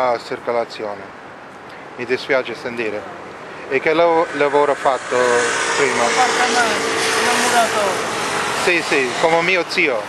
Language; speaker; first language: Italian; non-native, learner; English